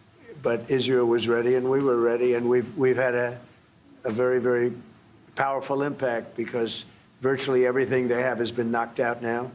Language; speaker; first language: English; native; English